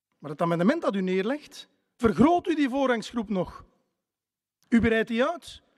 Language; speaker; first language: Dutch; native; Dutch